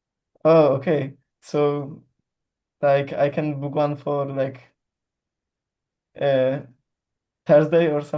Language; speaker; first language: English; non-native, learner; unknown